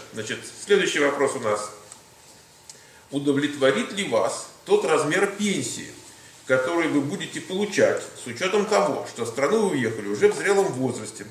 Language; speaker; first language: Russian; native; Russian